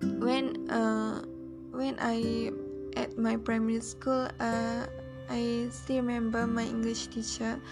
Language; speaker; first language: English; non-native, learner; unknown